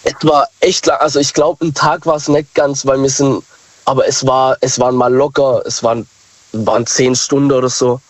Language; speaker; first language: German; native; German